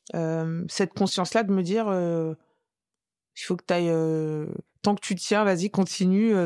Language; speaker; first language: French; native; French